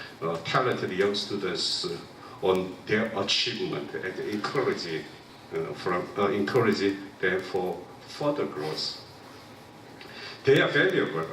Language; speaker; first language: English; non-native, local second language; Korean